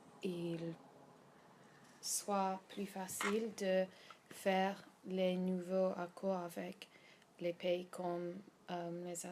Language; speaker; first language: French; non-native, learner; English